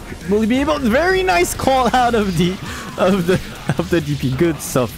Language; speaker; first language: English; non-native, fluent; French